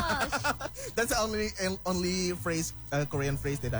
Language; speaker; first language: English; non-native, fluent; Indonesian